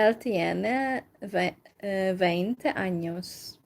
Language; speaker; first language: Spanish; non-native, learner; Hungarian